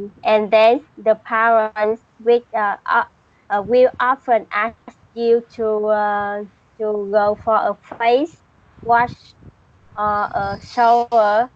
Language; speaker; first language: English; non-native, learner; Vietnamese